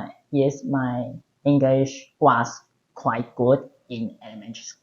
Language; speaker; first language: English; non-native, learner; Chinese